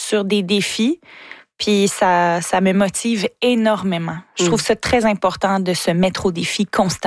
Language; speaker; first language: French; native; French